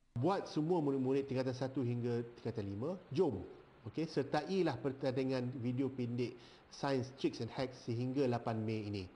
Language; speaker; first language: Malay; native; Malay